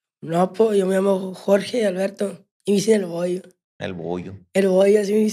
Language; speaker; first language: Spanish; native; Spanish